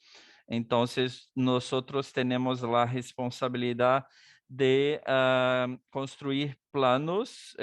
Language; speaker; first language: Spanish; non-native, learner; Portuguese